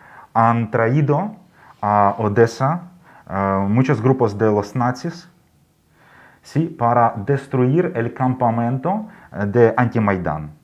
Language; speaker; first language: Spanish; non-native, fluent; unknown